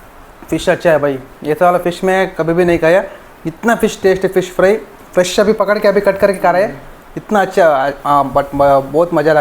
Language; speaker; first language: Hindi; non-native, local second language; Kannada